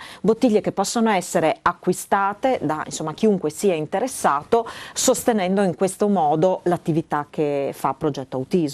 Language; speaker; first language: Italian; native; Italian